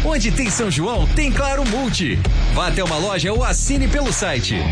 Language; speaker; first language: Portuguese; native; Portuguese